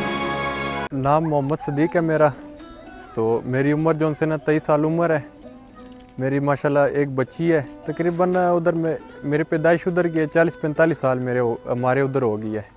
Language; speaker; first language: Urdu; early bilingual, other home language; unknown